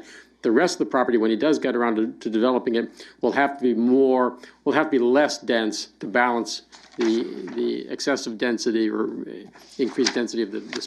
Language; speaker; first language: English; native; English